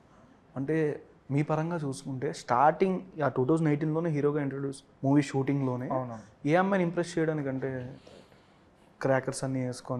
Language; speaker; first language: Telugu; native; Telugu